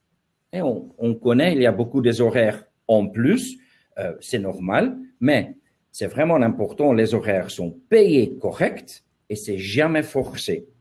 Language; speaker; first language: French; non-native, learner; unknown